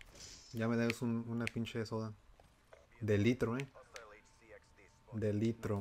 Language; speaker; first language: Spanish; native; Spanish